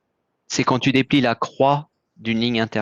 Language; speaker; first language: French; native; French